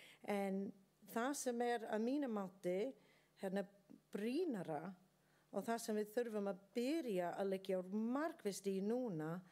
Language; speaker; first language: Icelandic; non-native, learner; English